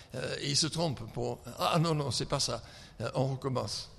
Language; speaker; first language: French; non-native, fluent; English